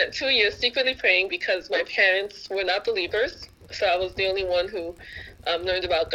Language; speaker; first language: English; native; English